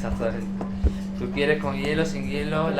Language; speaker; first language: Spanish; native; Spanish